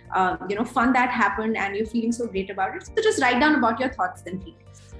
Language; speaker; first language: English; non-native, local second language; Hindi